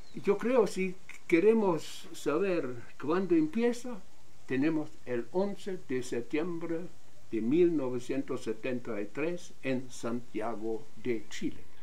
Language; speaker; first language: Spanish; non-native, fluent; German